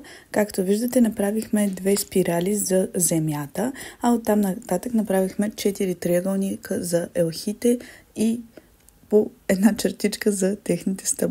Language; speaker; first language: Bulgarian; native; Bulgarian